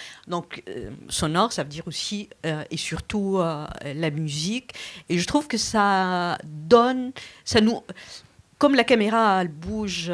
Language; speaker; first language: French; non-native, local second language; Arabic